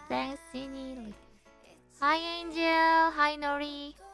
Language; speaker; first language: English; non-native, learner; Korean